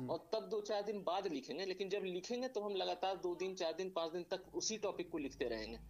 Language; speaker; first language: Hindi; native; Hindi